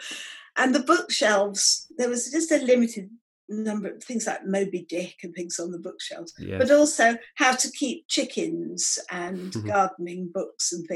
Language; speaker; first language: English; native; English